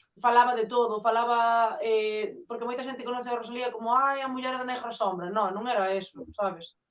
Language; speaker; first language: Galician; native; Galician